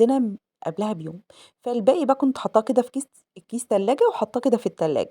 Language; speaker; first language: Arabic; native; Arabic